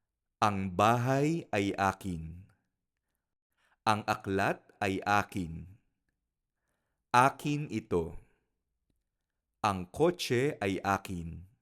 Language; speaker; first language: Filipino; non-native, fluent; Spanish